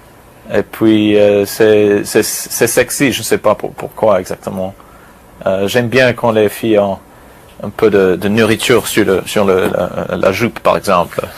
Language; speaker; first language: French; non-native, fluent; English